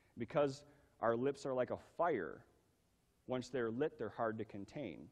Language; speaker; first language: English; native; English